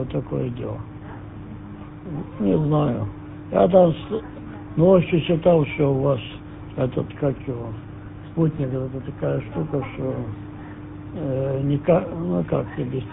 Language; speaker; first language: Russian; native; Russian